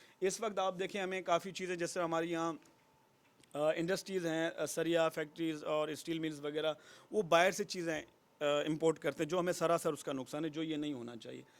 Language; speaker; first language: Urdu; non-native, local second language; Sindhi